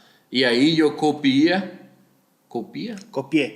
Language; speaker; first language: Spanish; non-native, fluent; Portuguese